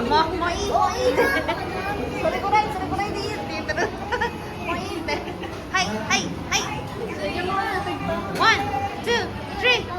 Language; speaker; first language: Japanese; non-native, fluent; Filipino